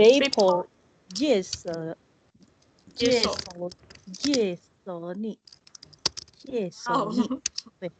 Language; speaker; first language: Chinese; non-native, learner; Indonesian